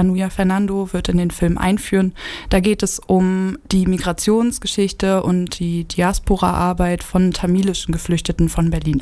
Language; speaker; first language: German; native; German